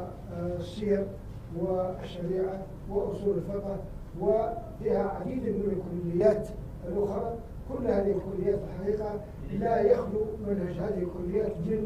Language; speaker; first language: Arabic; native; Arabic